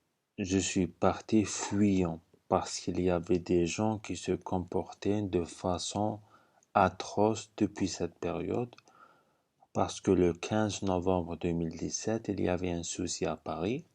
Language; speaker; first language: French; non-native, fluent; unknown